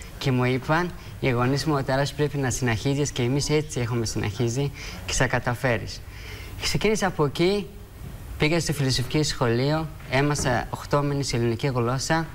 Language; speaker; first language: Greek; non-native, fluent; Persian